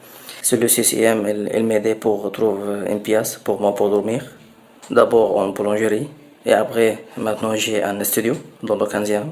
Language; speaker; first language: French; non-native, learner; Arabic